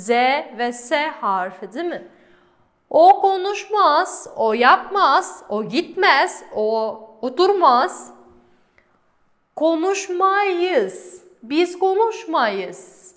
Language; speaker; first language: Turkish; non-native, fluent; Kazakh